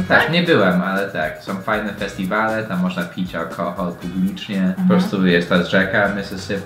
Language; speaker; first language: Polish; non-native, fluent; English